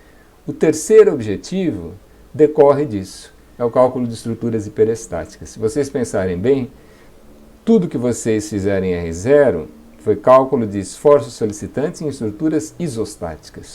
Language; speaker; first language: Portuguese; native; Portuguese